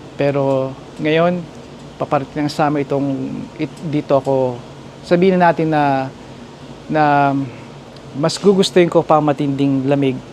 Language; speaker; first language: Filipino; native; Filipino